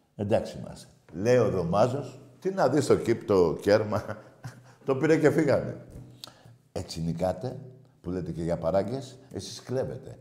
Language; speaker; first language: Greek; native; Greek